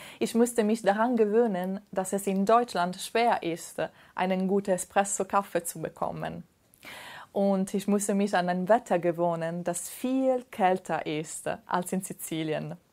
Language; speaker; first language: German; non-native, fluent; Italian